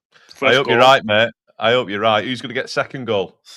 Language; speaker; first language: English; native; English